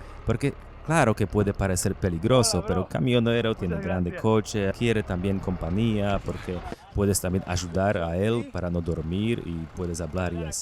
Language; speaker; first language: Spanish; non-native, learner; Slovak